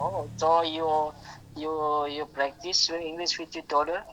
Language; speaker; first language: English; non-native, learner; Indonesian